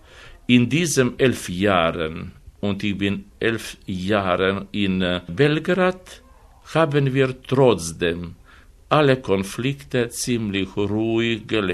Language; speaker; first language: German; non-native, fluent; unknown